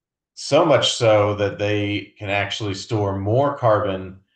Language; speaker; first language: English; native; English